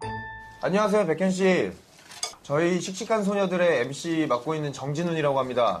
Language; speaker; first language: Korean; native; Korean